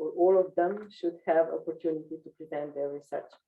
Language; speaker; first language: English; non-native, fluent; Slovenian